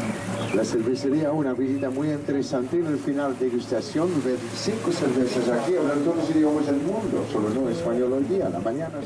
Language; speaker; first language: Spanish; non-native, learner; Dutch